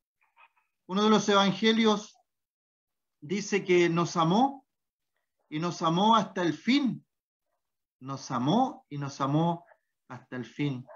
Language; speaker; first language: Spanish; native; Spanish